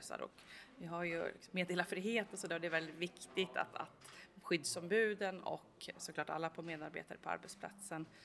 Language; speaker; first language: Swedish; native; Swedish